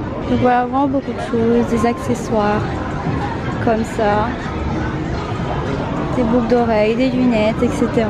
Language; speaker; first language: French; native; French